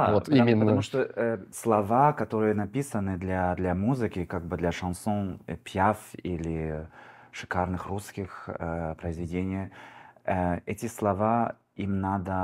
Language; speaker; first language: Russian; early bilingual, heritage; Russian